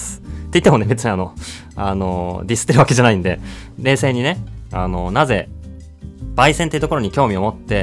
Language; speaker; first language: Japanese; native; Japanese